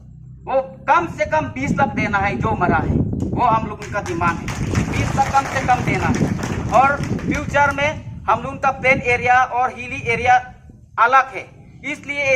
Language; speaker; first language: Hindi; non-native, local second language; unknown